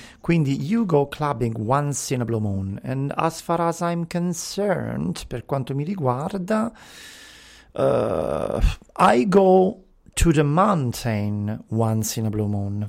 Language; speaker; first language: English; non-native, fluent; Italian